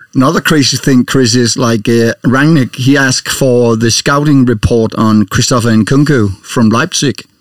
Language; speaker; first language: English; non-native, fluent; Danish